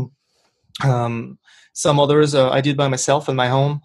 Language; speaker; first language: English; non-native, fluent; French